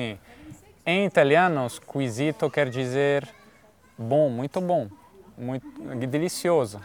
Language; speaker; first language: Portuguese; non-native, fluent; Italian